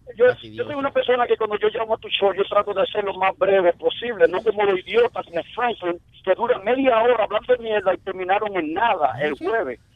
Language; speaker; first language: Spanish; native; Spanish